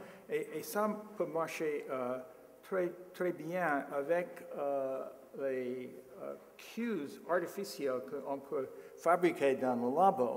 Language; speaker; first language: French; non-native, learner; English